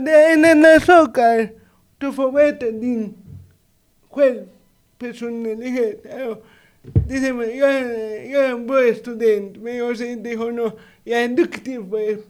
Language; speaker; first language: Swedish; non-native, learner; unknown